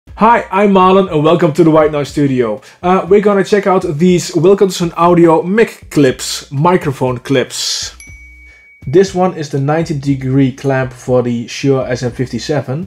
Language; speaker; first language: English; non-native, fluent; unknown